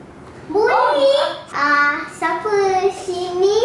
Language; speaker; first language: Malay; non-native, local second language; English